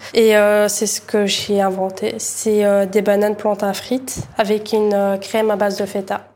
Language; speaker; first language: French; early bilingual, other home language; Bulgarian